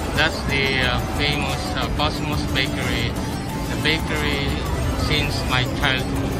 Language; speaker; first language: English; non-native, local second language; Iloko